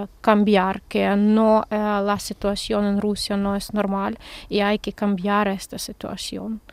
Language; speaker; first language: Spanish; non-native, learner; Ukrainian